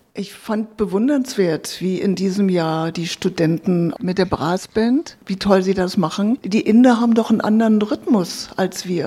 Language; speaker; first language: German; native; German